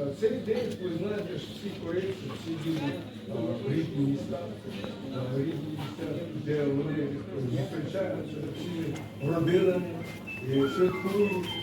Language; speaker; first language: Ukrainian; non-native, learner; Korean